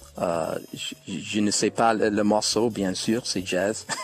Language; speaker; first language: French; non-native, learner; English